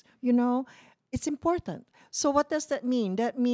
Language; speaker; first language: English; non-native, local second language; Cebuano